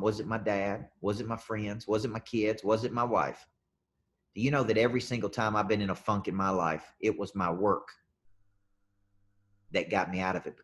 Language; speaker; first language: English; native; English